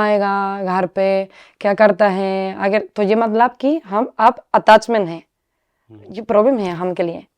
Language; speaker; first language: Hindi; non-native, learner; Spanish